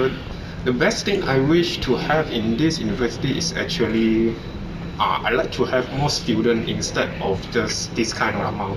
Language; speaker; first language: English; non-native, local second language; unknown